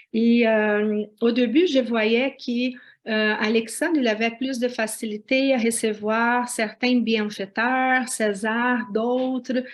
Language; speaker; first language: French; non-native, fluent; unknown